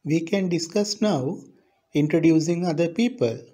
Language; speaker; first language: English; non-native, local second language; Sinhala